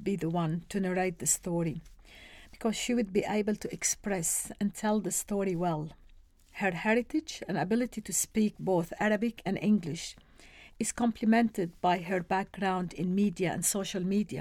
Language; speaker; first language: English; non-native, fluent; Arabic